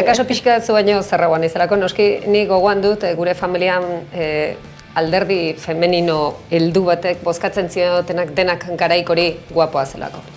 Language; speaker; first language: Basque; native; Basque